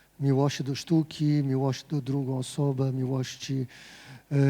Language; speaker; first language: Polish; non-native, fluent; Portuguese